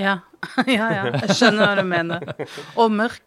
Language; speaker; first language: Norwegian; native; Norwegian